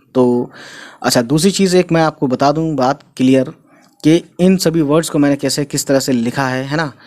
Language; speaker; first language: Hindi; native; Hindi